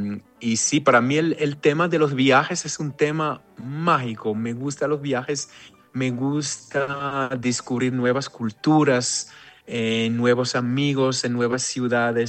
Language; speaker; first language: Spanish; non-native, fluent; Hebrew